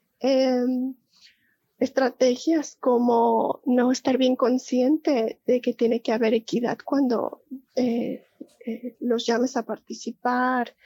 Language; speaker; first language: Spanish; native; Spanish